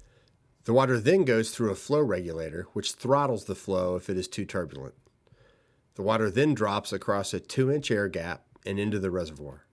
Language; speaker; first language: English; native; English